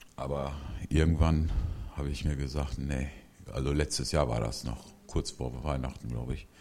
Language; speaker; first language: German; early bilingual, other home language; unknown